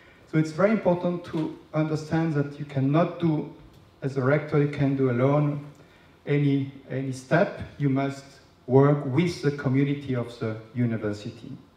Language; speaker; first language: English; non-native, fluent; French